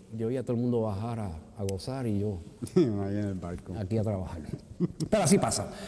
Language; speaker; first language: Spanish; native; Spanish